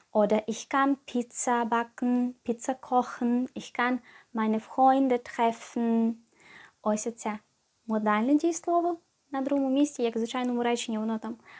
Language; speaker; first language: Ukrainian; native; Ukrainian